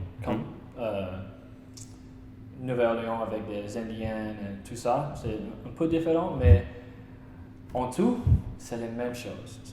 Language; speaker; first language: French; non-native, learner; English